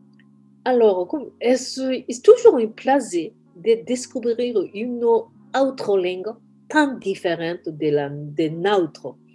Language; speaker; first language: French; non-native, fluent; Japanese